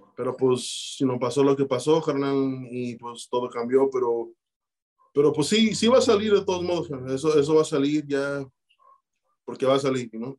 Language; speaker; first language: Spanish; early bilingual, heritage; Spanish